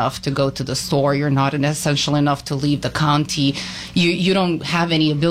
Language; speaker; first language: English; non-native, fluent; Serbian